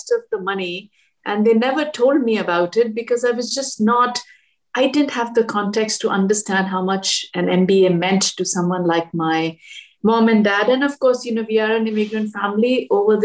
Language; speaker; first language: English; non-native, local second language; Hindi